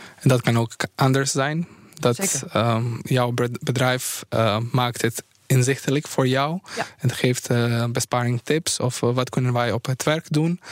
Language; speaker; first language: Dutch; non-native, fluent; Bosnian